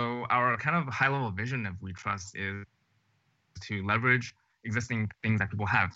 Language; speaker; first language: English; native; English